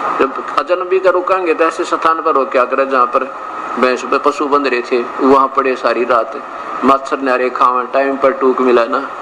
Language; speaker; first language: Hindi; non-native, local second language; Haryanvi